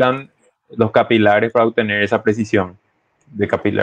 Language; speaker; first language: Spanish; native; Spanish